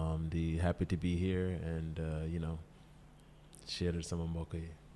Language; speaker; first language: English; non-native, fluent; Wolof